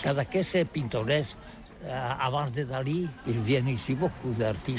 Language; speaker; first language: French; non-native, learner; Catalan